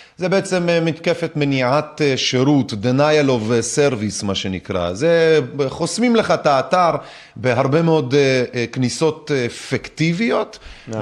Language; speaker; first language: Hebrew; early bilingual, other home language; Russian